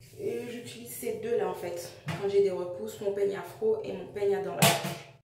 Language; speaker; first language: French; native; French